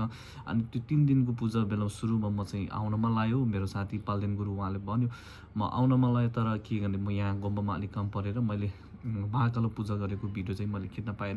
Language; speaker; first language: Nepali; non-native, local second language; Tibetan